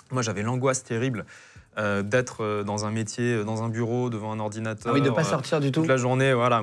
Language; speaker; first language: French; native; French